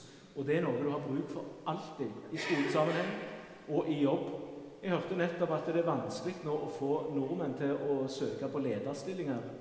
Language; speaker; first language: Norwegian; native; Norwegian